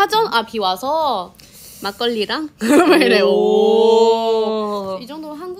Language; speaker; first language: Korean; non-native, fluent; Thai